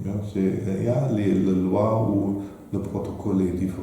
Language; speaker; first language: French; non-native, fluent; German